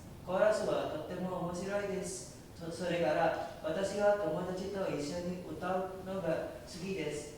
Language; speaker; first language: Japanese; non-native, learner; Indonesian